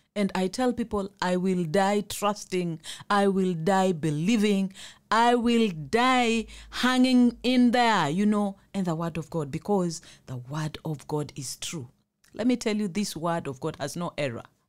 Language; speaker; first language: English; non-native, local second language; Swahili